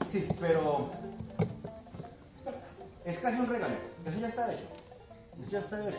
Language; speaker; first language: Spanish; native; Spanish